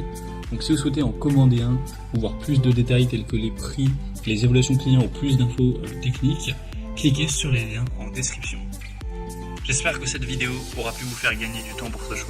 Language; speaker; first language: French; native; French